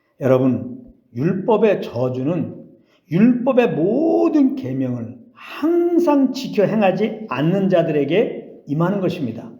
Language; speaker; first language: Korean; native; Korean